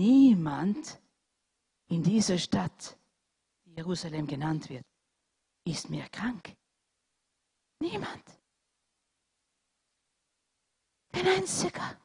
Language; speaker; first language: German; non-native, fluent; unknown